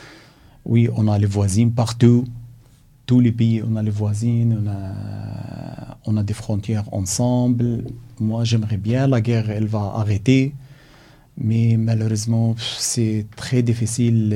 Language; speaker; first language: French; non-native, learner; Arabic